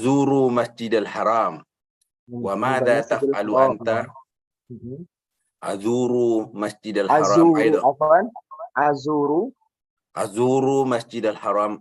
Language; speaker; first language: Arabic; non-native, learner; Indonesian